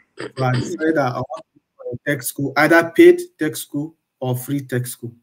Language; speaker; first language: English; non-native, local second language; Igbo